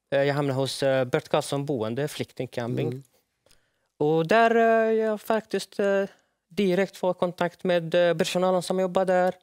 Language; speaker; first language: Swedish; non-native, fluent; Arabic